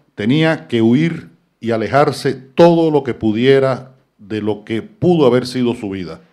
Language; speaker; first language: Spanish; native; Spanish